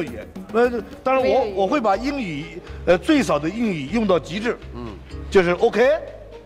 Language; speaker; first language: Chinese; native; Chinese